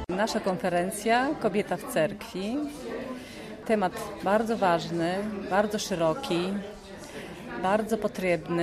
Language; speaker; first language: Polish; non-native, local second language; Ukrainian